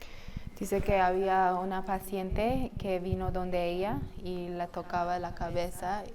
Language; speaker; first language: Spanish; non-native, fluent; English